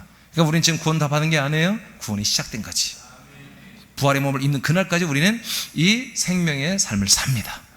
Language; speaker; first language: Korean; native; Korean